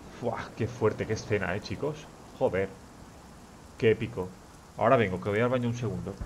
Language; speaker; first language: Spanish; native; Spanish